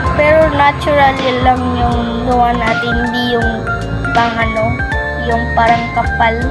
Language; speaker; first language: Filipino; non-native, local second language; Cebuano